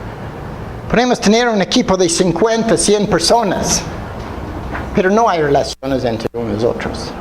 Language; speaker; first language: Spanish; non-native, fluent; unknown